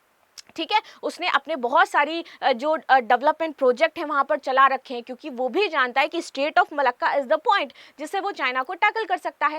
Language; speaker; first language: Hindi; native; Hindi